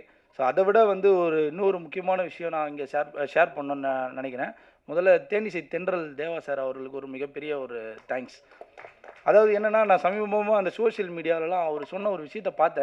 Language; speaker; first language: Tamil; native; Tamil